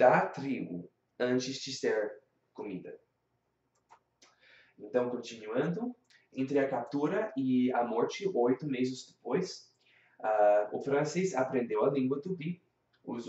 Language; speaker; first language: Portuguese; non-native, learner; English